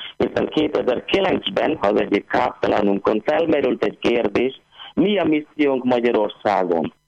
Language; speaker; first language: Hungarian; non-native, fluent; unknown